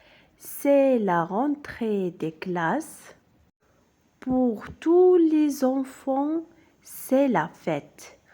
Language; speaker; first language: French; non-native, local second language; Arabic